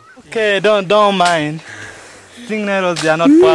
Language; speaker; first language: English; non-native, local second language; Kinyarwanda